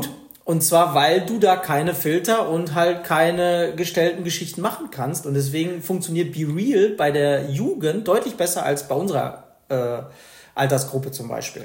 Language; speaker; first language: German; native; German